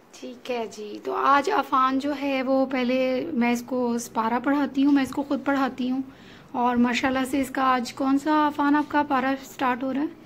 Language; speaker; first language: Urdu; native; Urdu